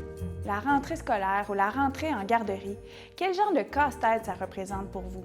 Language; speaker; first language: French; native; French